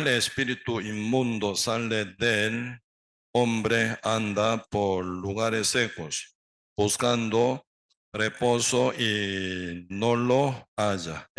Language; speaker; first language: Spanish; non-native, learner; Korean